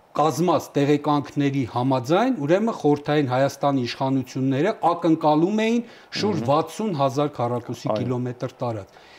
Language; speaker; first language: Armenian; native; Armenian